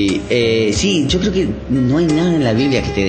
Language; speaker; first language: Spanish; native; Spanish